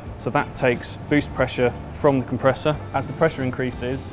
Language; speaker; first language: English; native; English